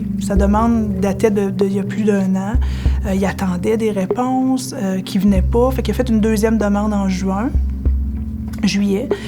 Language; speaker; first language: French; native; French